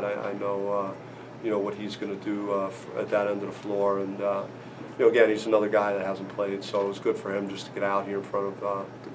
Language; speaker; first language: English; native; English